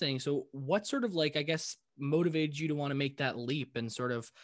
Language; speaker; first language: English; native; English